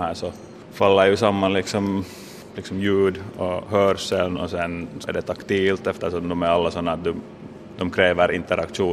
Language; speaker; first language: Swedish; native; Swedish